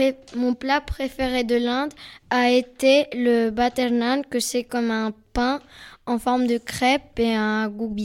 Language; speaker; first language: French; non-native, fluent; Spanish